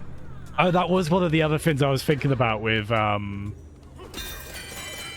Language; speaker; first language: English; native; English